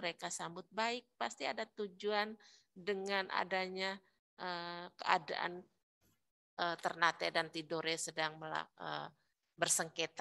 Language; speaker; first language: Indonesian; native; Indonesian